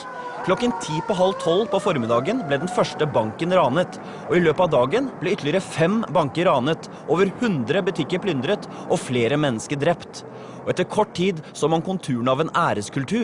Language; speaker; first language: Norwegian; native; Norwegian